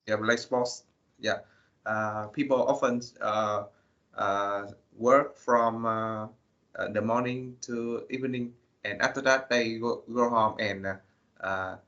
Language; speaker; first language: English; non-native, learner; Vietnamese